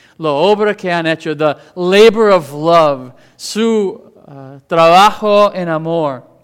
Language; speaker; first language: Spanish; non-native, fluent; English